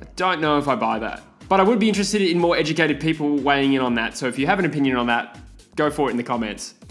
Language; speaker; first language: English; native; English